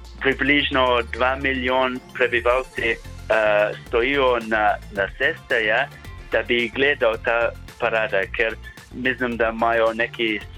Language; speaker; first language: Slovenian; non-native, learner; English